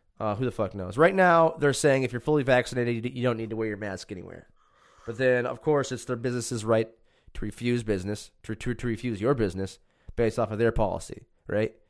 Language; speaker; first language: English; native; English